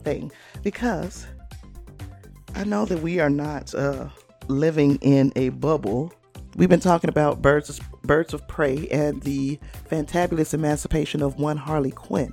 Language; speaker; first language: English; native; English